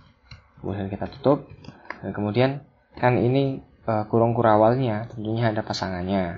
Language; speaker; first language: Indonesian; native; Indonesian